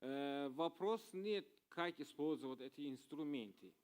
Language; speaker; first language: Russian; non-native, learner; Persian